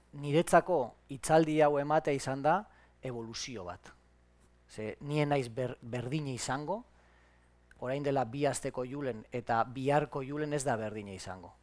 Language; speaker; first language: Basque; native; Basque